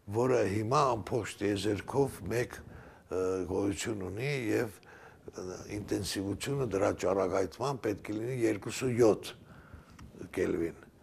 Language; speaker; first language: Armenian; native; Armenian